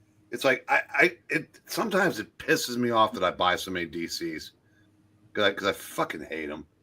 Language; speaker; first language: English; native; English